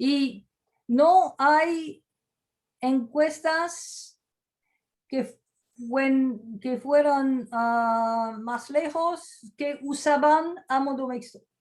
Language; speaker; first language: Spanish; non-native, fluent; French